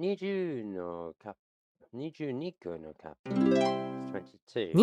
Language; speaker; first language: Japanese; non-native, learner; English